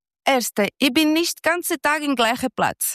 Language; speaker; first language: German; non-native, learner; Portuguese